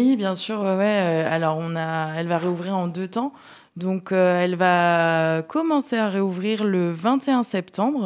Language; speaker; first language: French; native; French